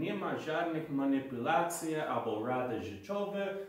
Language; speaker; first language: Polish; non-native, learner; English